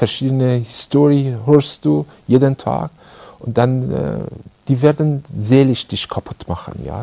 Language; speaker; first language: German; non-native, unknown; Persian